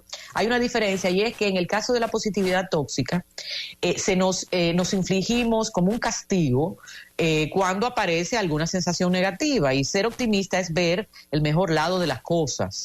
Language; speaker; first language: Spanish; native; Spanish